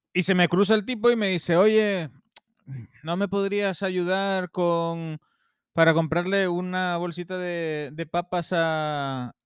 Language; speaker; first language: Spanish; native; Spanish